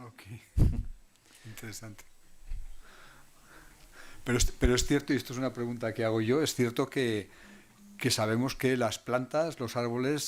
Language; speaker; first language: Spanish; native; Spanish